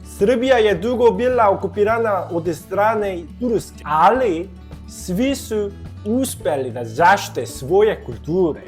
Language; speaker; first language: Serbian; non-native, fluent; Korean